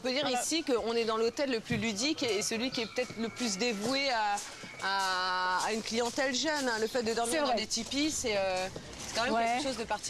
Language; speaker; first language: French; native; French